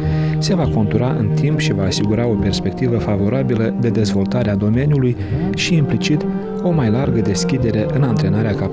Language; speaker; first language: Romanian; native; Romanian